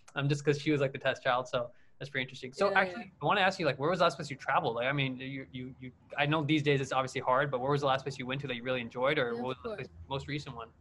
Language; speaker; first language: English; native; English